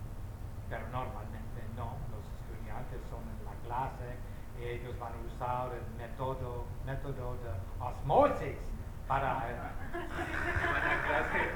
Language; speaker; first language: Spanish; non-native, fluent; English